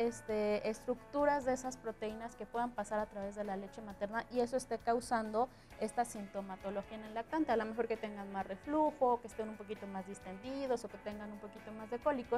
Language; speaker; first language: Spanish; native; Spanish